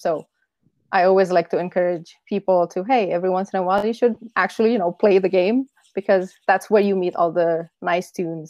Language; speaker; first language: English; non-native, fluent; Indonesian